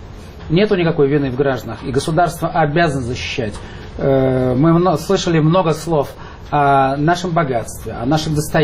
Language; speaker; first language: Russian; native; Russian